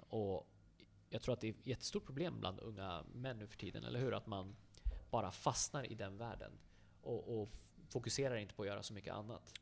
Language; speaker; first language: Swedish; native; Swedish